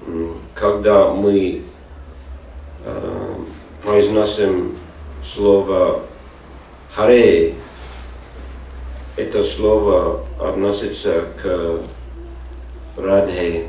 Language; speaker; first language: Russian; non-native, learner; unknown